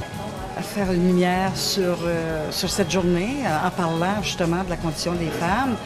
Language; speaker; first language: French; native; French